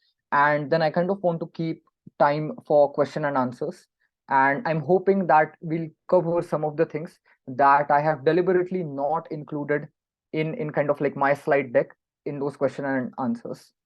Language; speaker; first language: English; non-native, local second language; Marathi